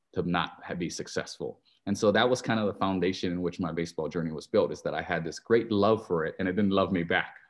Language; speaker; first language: English; native; English